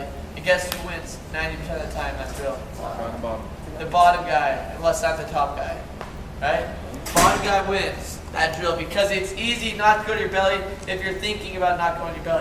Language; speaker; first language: English; native; English